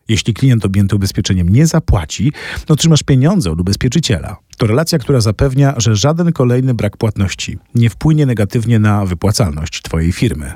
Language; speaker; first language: Polish; native; Polish